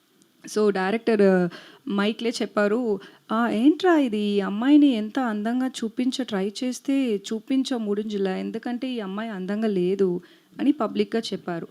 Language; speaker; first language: Telugu; non-native, learner; Tamil